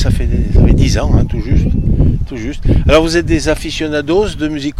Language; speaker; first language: French; native; French